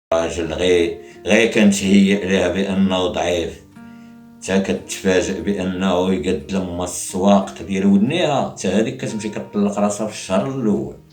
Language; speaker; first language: Arabic; native; Arabic